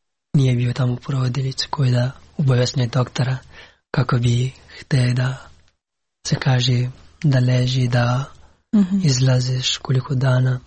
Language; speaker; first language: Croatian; non-native, learner; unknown